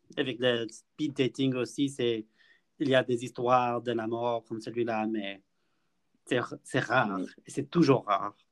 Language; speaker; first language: French; non-native, fluent; English